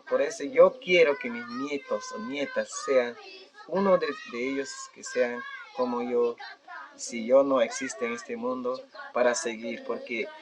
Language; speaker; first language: Spanish; non-native, local second language; Shipibo-Conibo